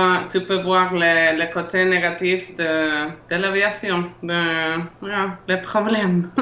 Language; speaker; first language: French; non-native, learner; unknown